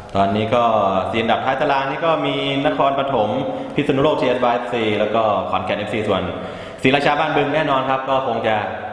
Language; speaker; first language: Thai; native; Thai